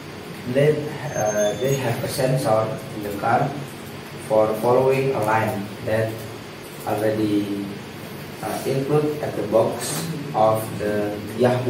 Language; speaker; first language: English; non-native, learner; Indonesian